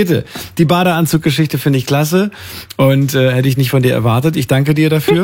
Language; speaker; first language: German; native; German